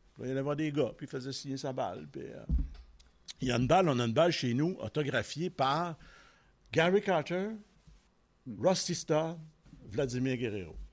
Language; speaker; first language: French; native; French